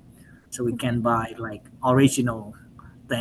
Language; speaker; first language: English; non-native, learner; Vietnamese